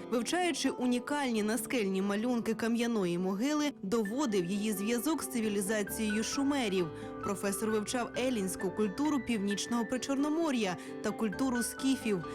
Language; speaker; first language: Ukrainian; native; Ukrainian